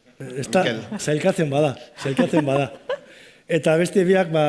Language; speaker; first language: Basque; native; Basque